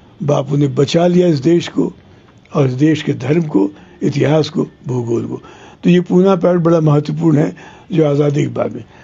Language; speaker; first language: Hindi; non-native, local second language; Telugu